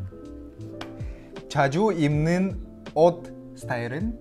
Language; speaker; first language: Korean; non-native, learner; Russian